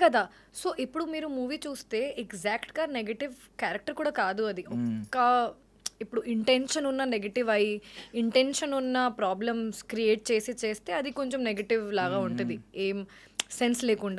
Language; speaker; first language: Telugu; non-native, learner; Hindi